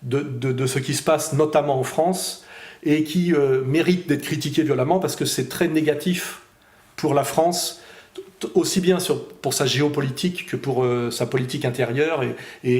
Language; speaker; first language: French; native; French